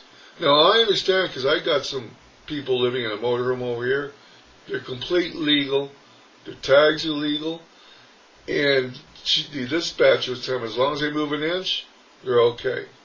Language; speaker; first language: English; native; English